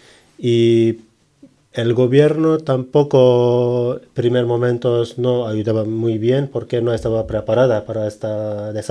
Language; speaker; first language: Spanish; non-native, learner; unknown